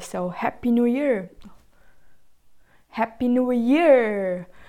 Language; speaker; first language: English; non-native, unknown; German